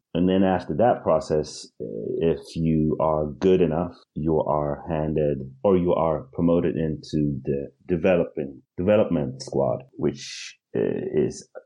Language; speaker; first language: English; early bilingual, other home language; Swedish